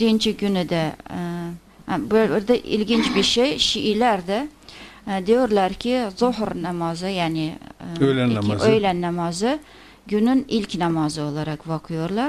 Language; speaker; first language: Turkish; non-native, fluent; Azerbaijani